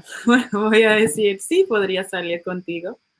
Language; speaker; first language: Spanish; non-native, learner; English